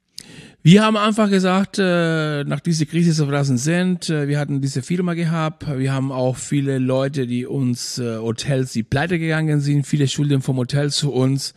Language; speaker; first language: German; non-native, fluent; Spanish